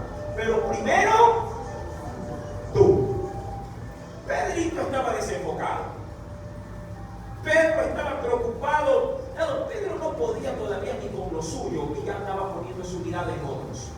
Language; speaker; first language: Spanish; native; Spanish